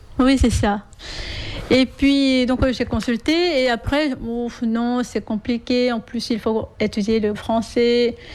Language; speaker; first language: French; non-native, fluent; Korean